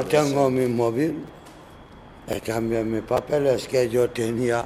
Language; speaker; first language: Spanish; non-native, learner; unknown